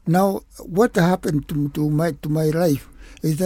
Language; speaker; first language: English; non-native, local second language; Kikuyu